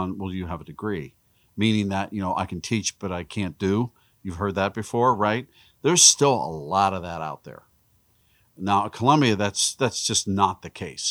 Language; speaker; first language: English; native; English